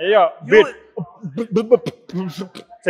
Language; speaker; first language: Arabic; non-native, learner; Bangla